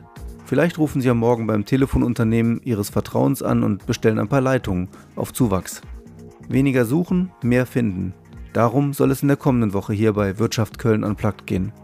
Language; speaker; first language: German; native; German